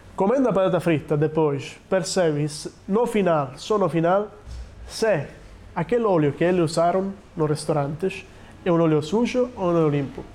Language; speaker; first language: Portuguese; non-native, learner; Italian